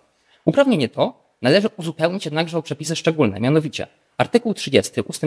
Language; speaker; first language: Polish; native; Polish